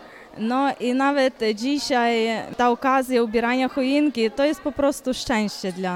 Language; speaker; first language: Polish; early bilingual, heritage; Polish